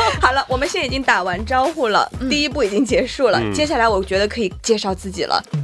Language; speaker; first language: Chinese; native; Chinese